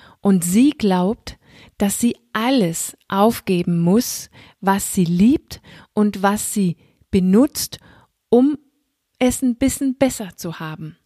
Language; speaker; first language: German; non-native, fluent; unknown